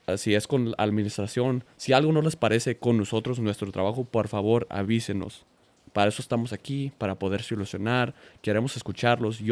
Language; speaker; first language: Spanish; early bilingual, heritage; Spanish